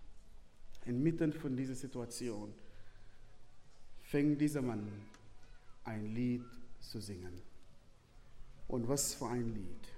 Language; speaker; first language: German; non-native, fluent; Arabic